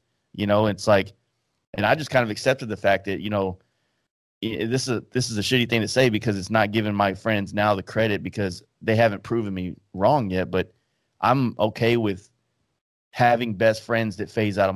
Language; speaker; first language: English; native; English